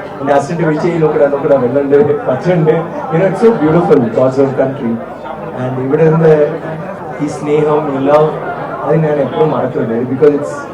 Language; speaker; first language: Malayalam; non-native, learner; Tamil